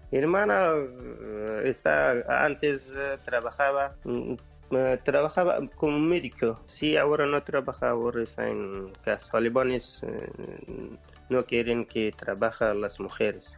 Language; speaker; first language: Spanish; non-native, learner; Persian